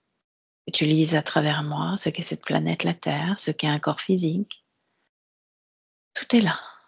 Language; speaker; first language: French; native; French